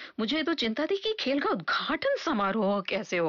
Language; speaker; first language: Hindi; native; Hindi